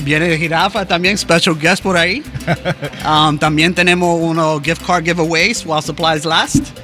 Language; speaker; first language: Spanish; early bilingual, heritage; English